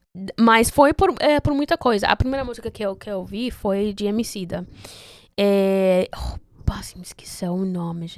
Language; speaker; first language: Portuguese; non-native, fluent; Spanish